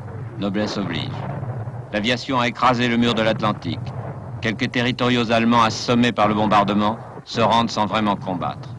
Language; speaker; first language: French; native; French